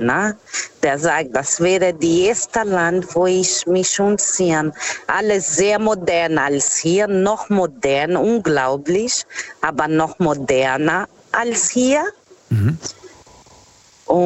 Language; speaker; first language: German; non-native, fluent; Portuguese